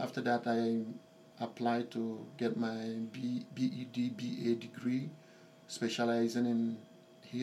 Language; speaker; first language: English; non-native, local second language; Igbo